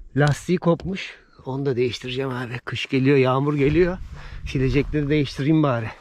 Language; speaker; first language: Turkish; native; Turkish